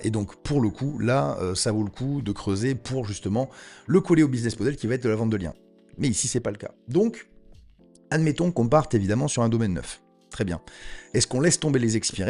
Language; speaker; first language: French; native; French